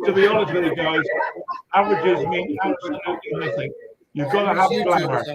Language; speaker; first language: English; native; English